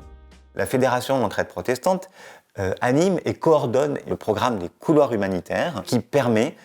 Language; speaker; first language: French; native; French